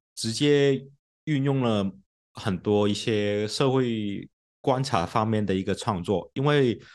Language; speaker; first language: Chinese; non-native, local second language; Cantonese